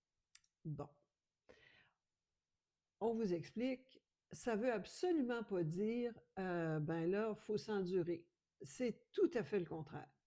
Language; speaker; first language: French; native; French